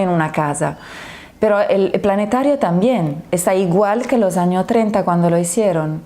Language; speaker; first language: Spanish; non-native, fluent; Italian